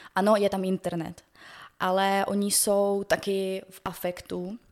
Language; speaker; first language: Czech; non-native, fluent; Ukrainian